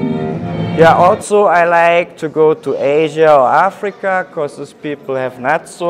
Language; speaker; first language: English; non-native, fluent; German